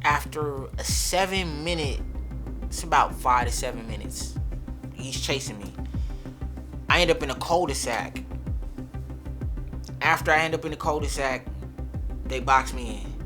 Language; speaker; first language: English; early bilingual, other home language; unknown